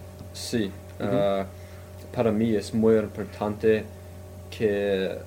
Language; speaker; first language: Spanish; non-native, fluent; English